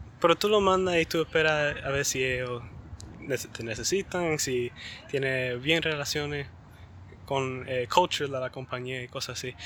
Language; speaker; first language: Spanish; early bilingual, heritage; Spanish